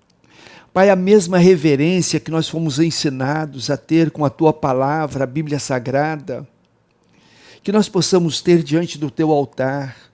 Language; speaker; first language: Portuguese; native; Portuguese